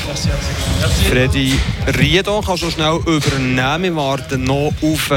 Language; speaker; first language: German; native; German